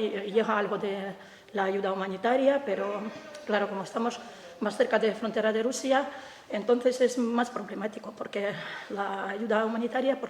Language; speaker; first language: Spanish; non-native, fluent; Ukrainian